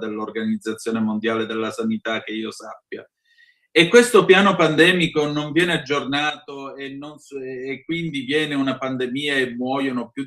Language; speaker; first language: Italian; native; Italian